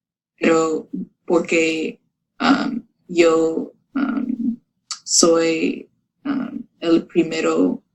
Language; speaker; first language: Spanish; non-native, learner; English